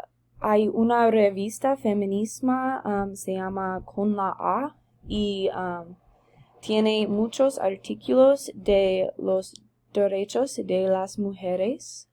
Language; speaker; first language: Spanish; non-native, learner; English